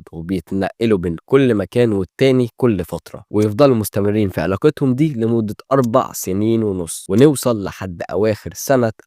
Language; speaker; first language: Arabic; native; Arabic